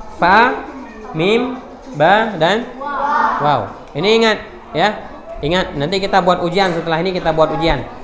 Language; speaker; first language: Indonesian; non-native, local second language; Achinese